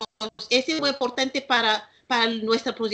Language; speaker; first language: Spanish; non-native, learner; Malagasy